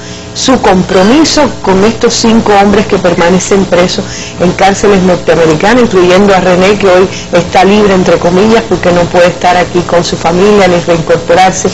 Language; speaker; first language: Spanish; native; Spanish